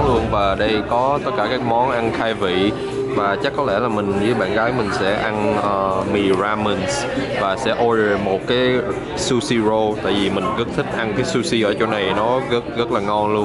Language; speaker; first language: Vietnamese; early bilingual, other home language; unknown